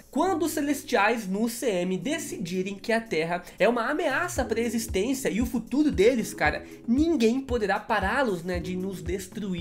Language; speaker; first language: Portuguese; native; Portuguese